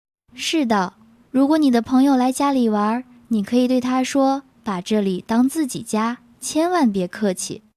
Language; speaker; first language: Chinese; native; Chinese